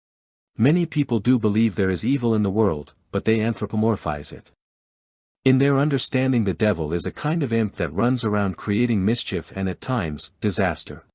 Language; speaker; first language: English; native; English